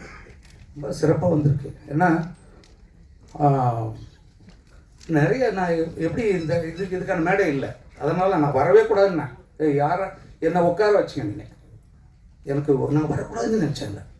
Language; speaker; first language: Tamil; native; Tamil